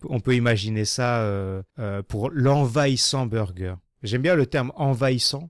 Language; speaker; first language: French; non-native, fluent; English